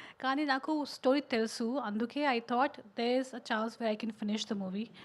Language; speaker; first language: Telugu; non-native, fluent; Hindi